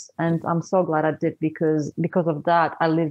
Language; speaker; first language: English; non-native, fluent; Polish